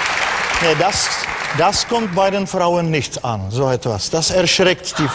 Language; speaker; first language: German; non-native, fluent; Czech